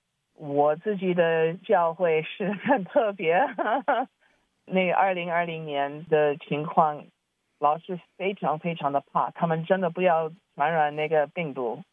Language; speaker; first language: Chinese; early bilingual, heritage; Chinese